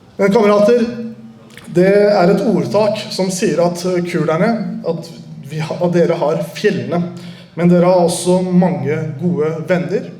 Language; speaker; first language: Norwegian; early bilingual, other home language; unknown